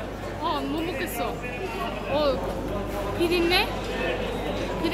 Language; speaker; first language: Korean; non-native, learner; Uzbek